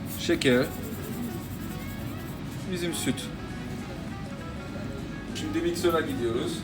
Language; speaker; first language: Turkish; non-native, learner; French